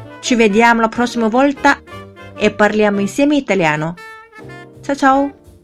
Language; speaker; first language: Italian; non-native, fluent; Chinese